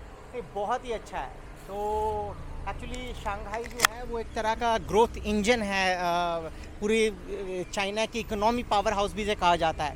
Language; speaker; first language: Hindi; native; Hindi